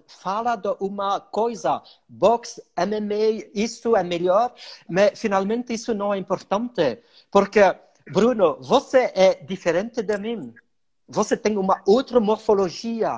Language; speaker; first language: Portuguese; non-native, learner; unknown